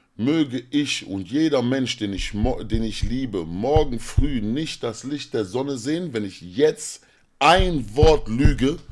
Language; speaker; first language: German; native; German